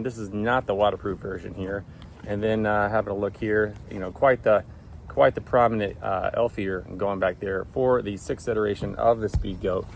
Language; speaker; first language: English; native; English